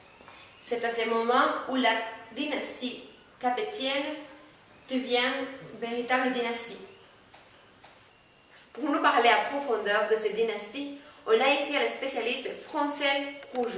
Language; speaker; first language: French; non-native, learner; Spanish